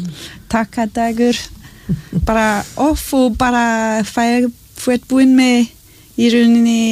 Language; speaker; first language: Icelandic; non-native, learner; French